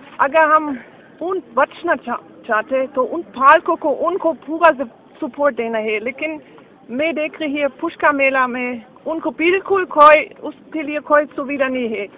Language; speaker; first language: Hindi; non-native, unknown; German